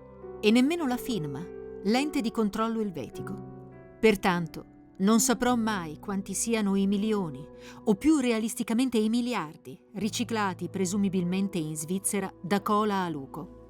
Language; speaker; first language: Italian; native; Italian